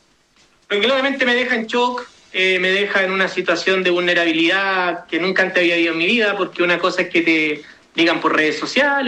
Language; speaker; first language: Spanish; native; Spanish